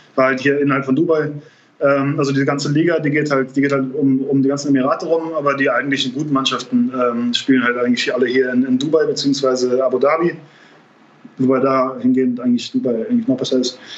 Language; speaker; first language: German; native; German